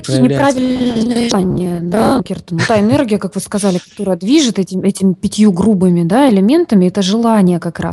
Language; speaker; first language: Russian; native; Russian